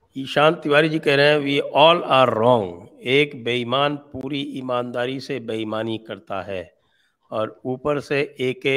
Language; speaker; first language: Hindi; native; Hindi